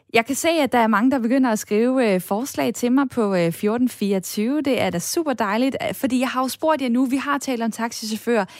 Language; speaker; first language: Danish; native; Danish